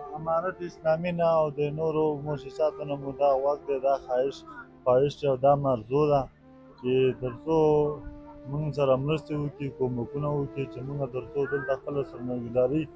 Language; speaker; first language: Pashto; native; Pashto